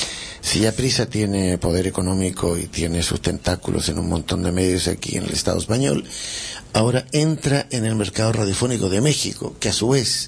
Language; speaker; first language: Spanish; native; Spanish